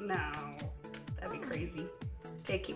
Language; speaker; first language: English; native; English